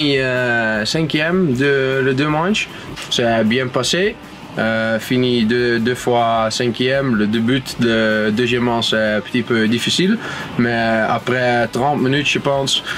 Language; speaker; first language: French; non-native, learner; Dutch